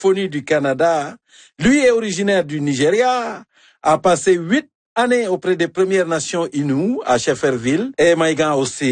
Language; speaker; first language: French; native; French